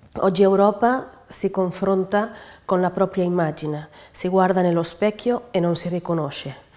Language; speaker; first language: Italian; non-native, fluent; Catalan